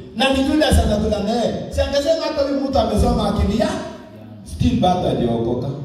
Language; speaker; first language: Swahili; non-native, local second language; Kalenjin